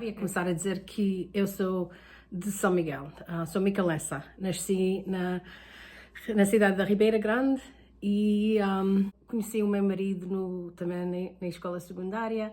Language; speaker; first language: Portuguese; early bilingual, heritage; Portuguese